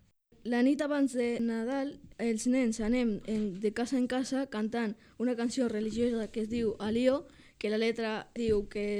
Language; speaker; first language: Catalan; early bilingual, other home language; Georgian